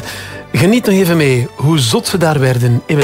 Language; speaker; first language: Dutch; native; Dutch